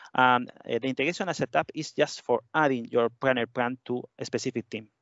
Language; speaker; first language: English; non-native, fluent; Spanish